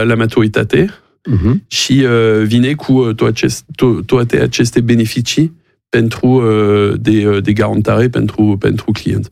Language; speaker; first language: Romanian; non-native, learner; French